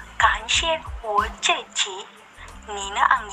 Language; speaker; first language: Chinese; non-native, learner; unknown